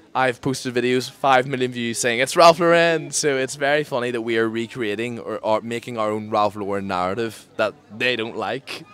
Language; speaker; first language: English; native; English